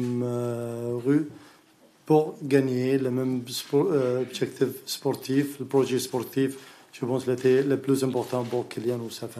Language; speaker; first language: French; non-native, learner; Arabic